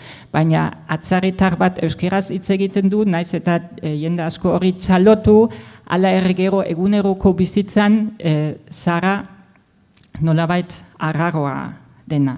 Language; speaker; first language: Basque; non-native, fluent; German